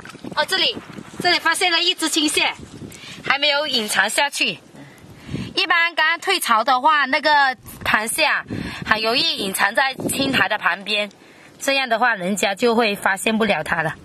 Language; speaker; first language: Chinese; native; Chinese